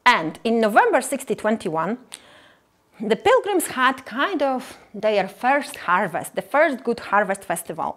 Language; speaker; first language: English; non-native, fluent; Polish